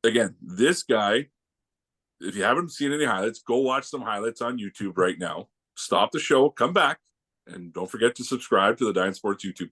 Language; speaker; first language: English; native; English